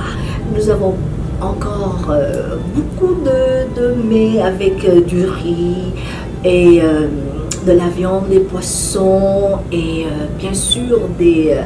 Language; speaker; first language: French; non-native, fluent; Vietnamese